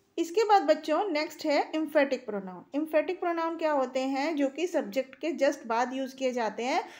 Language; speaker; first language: Hindi; native; Hindi